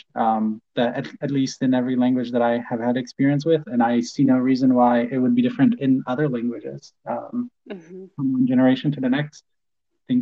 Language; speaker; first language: English; non-native, fluent; Polish